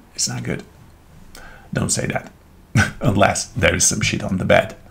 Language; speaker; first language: English; non-native, fluent; Hungarian